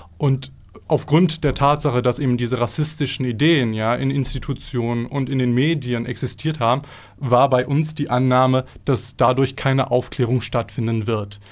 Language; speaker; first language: German; early bilingual, other home language; Turkish